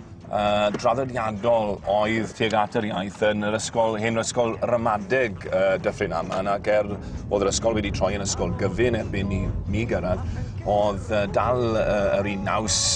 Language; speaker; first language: Welsh; native; Welsh